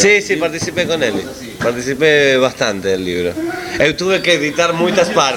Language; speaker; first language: Portuguese; non-native, learner; Spanish